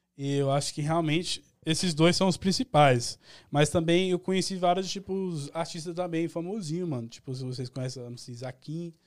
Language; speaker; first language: Portuguese; early bilingual, heritage; Portuguese